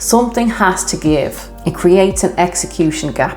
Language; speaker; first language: English; native; English